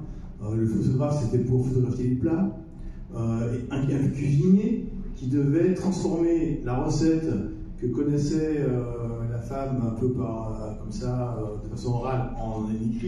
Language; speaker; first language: French; native; French